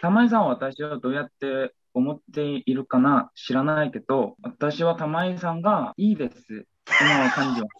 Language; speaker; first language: Japanese; non-native, learner; Korean